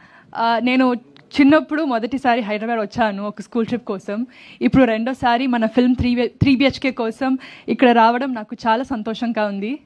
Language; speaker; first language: Telugu; non-native, learner; Tamil